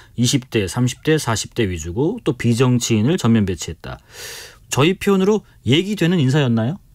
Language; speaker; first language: Korean; native; Korean